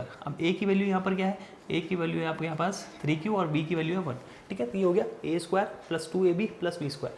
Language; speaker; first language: Hindi; native; Hindi